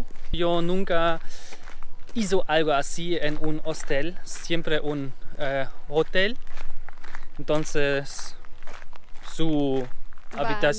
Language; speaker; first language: Spanish; non-native, learner; German